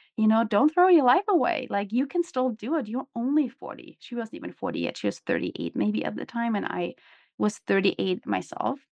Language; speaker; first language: English; non-native, fluent; German